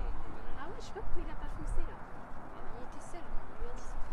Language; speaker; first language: French; native; French